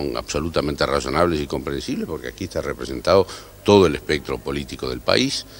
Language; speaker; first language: Spanish; native; Spanish